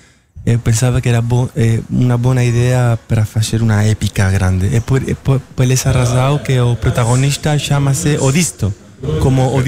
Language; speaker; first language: Portuguese; non-native, learner; Spanish